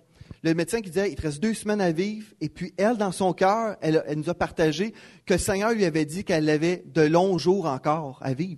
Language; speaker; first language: French; native; French